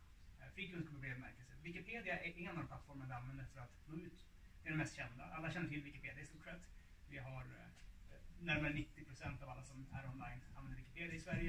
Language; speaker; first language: Swedish; native; Swedish